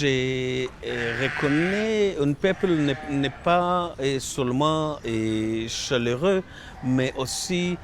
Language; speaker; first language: French; non-native, learner; Hebrew